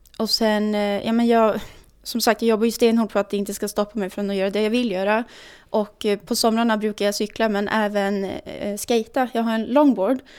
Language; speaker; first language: Swedish; native; Swedish